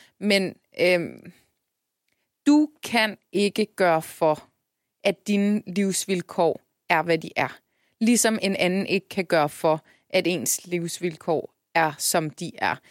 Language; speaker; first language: Danish; early bilingual, other home language; Turkish